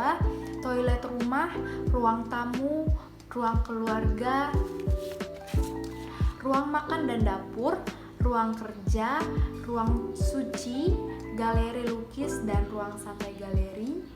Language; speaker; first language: Indonesian; native; Indonesian